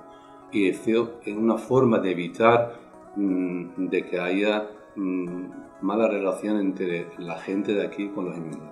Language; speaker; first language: Spanish; non-native, fluent; Persian